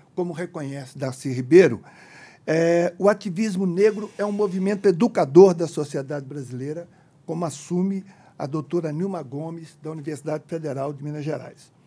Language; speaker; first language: Portuguese; native; Portuguese